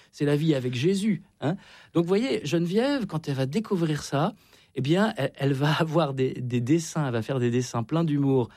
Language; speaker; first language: French; native; French